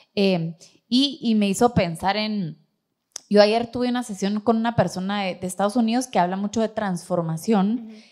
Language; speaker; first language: Spanish; native; Spanish